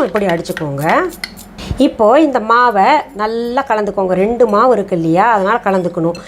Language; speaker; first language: Tamil; non-native, fluent; Hindi